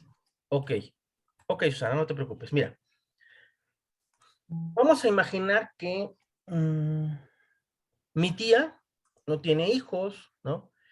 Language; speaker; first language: Spanish; native; Spanish